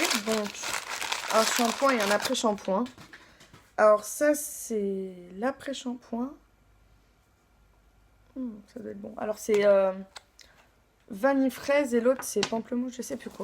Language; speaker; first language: French; native; French